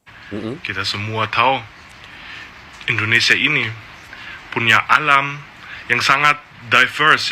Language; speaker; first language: Indonesian; non-native, fluent; German